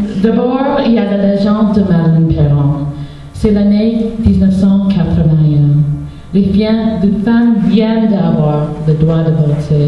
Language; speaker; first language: French; non-native, local second language; English